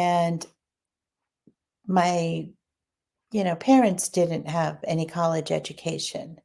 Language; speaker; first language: English; native; English